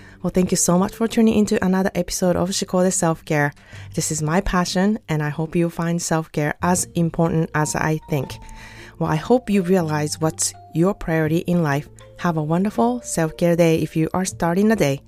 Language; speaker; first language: English; non-native, fluent; Japanese